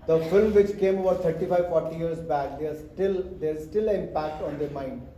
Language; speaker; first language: English; non-native, local second language; Hindi